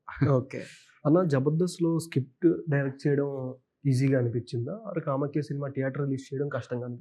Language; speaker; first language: Telugu; native; Telugu